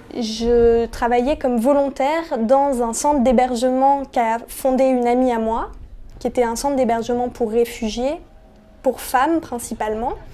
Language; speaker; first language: French; native; French